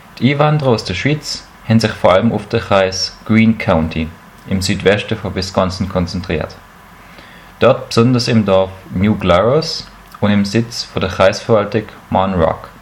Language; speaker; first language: German; native; German